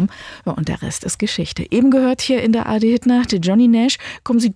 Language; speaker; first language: German; native; German